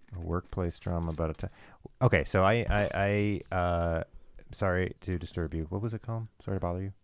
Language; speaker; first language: English; native; English